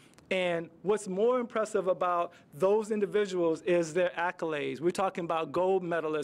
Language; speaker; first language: English; native; English